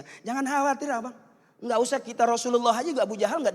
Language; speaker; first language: Malay; native; Malay